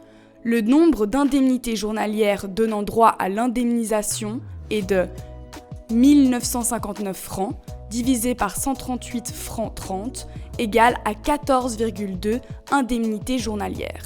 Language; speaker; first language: French; native; French